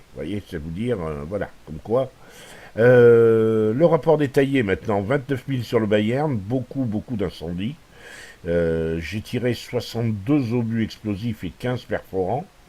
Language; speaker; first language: French; native; French